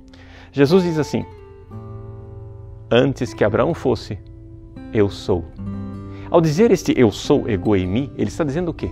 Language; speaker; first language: Portuguese; native; Portuguese